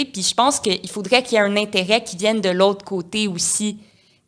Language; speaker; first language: French; native; French